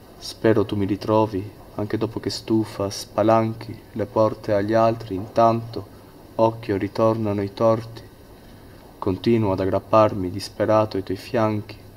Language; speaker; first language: Italian; non-native, fluent; Albanian